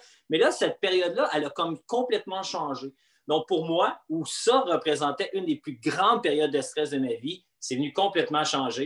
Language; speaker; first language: French; native; French